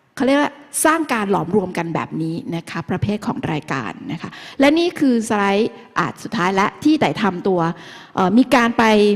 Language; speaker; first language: Thai; native; Thai